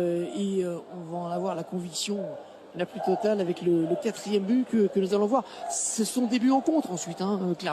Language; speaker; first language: French; native; French